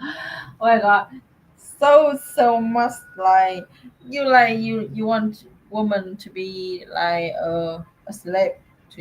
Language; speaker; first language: English; non-native, learner; Vietnamese